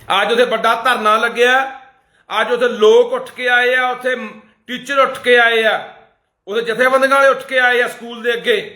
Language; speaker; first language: Punjabi; native; Punjabi